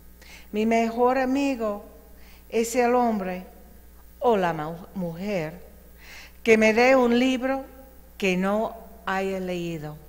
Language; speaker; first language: Spanish; non-native, fluent; English